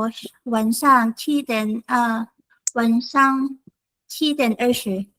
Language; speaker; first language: Chinese; non-native, learner; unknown